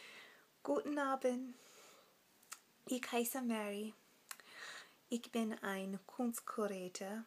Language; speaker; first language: German; non-native, learner; English